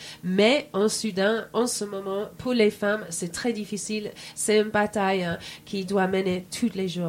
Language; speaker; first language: French; non-native, fluent; English